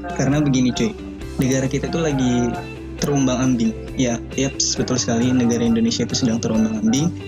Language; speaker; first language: Indonesian; native; Indonesian